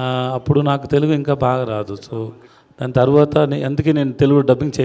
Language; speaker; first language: Telugu; non-native, learner; Tamil